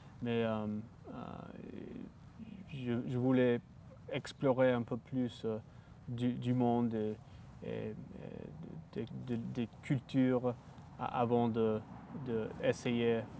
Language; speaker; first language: French; non-native, local second language; English